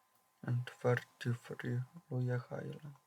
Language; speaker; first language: English; non-native, fluent; Polish